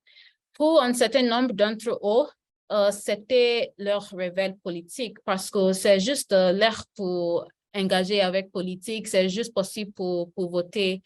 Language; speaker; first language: French; non-native, learner; Yoruba